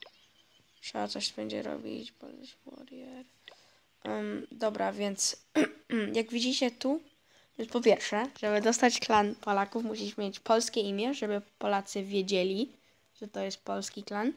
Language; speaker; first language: Polish; early bilingual, heritage; Polish